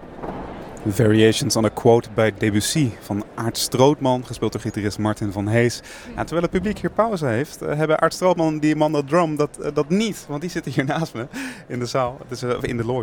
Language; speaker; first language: Dutch; native; Dutch